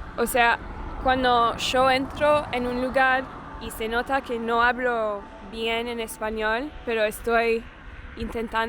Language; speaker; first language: Spanish; non-native, learner; English